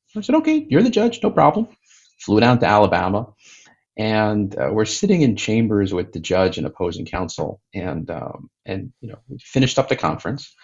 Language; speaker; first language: English; native; English